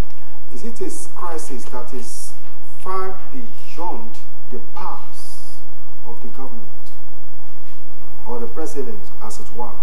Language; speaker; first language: English; non-native, local second language; Yoruba